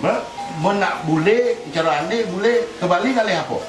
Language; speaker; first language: Indonesian; non-native, local second language; Balinese